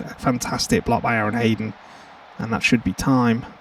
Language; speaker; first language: English; native; English